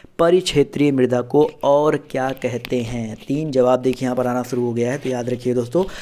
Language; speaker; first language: Hindi; native; Hindi